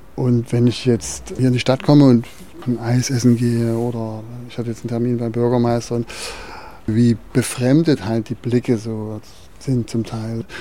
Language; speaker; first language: German; native; German